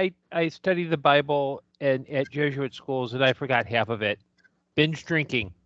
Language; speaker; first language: English; native; English